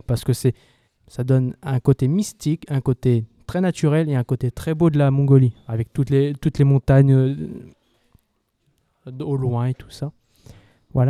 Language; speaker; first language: French; native; French